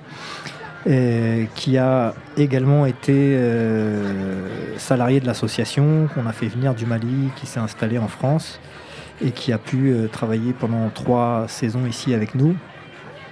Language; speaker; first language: French; native; French